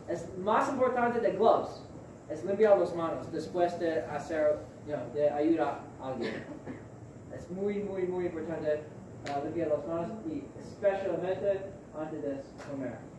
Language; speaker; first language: Spanish; non-native, learner; English